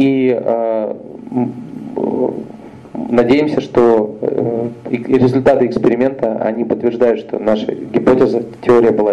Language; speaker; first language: Russian; native; Russian